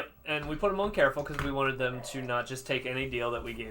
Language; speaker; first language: English; native; English